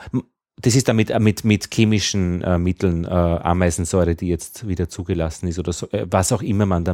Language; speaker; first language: German; native; German